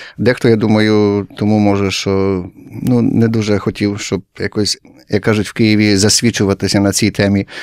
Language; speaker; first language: Ukrainian; early bilingual, heritage; Ukrainian